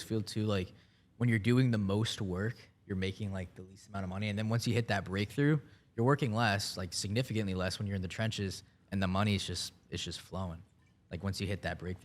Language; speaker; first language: English; native; English